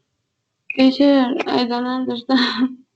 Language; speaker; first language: English; non-native, learner; Spanish